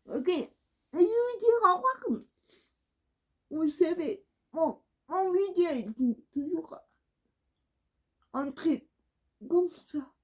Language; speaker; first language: French; non-native, learner; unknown